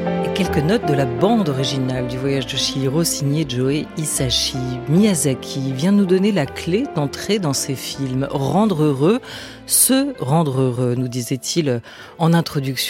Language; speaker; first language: French; native; French